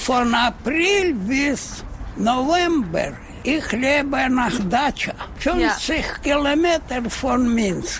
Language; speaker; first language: German; non-native, learner; Russian